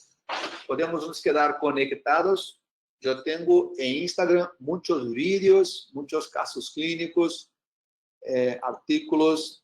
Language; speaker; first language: Spanish; non-native, learner; Portuguese